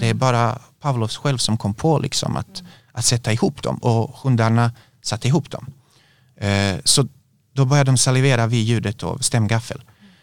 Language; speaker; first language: Swedish; non-native, fluent; Bosnian